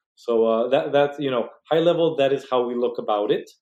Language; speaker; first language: English; non-native, fluent; Spanish